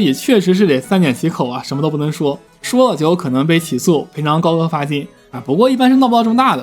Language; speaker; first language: Chinese; native; Chinese